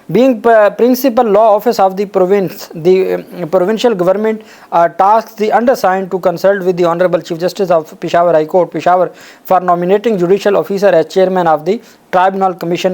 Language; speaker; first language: English; non-native, local second language; Urdu